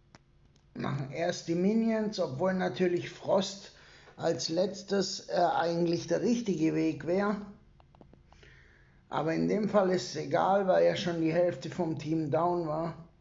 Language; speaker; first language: German; native; German